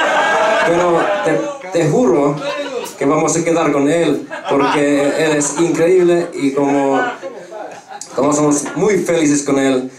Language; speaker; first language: Spanish; non-native, fluent; Finnish